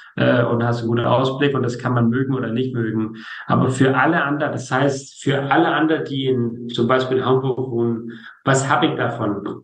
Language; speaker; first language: German; non-native, fluent; Danish